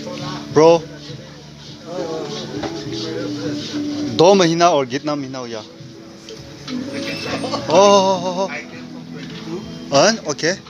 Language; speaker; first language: Hindi; non-native, local second language; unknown